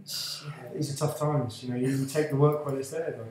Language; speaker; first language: English; native; English